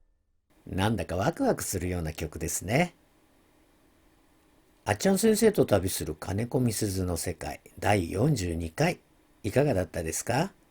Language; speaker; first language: Japanese; native; Japanese